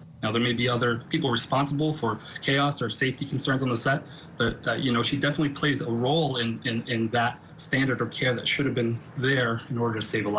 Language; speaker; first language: English; native; English